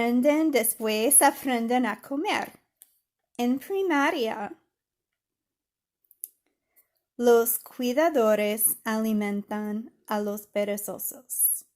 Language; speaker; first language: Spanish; non-native, fluent; English